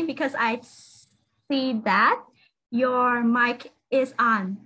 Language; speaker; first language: English; non-native, fluent; Vietnamese